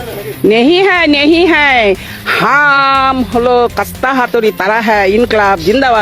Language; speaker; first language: Hindi; non-native, local second language; Bangla